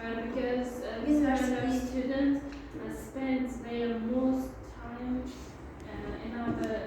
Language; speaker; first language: English; non-native, learner; Uzbek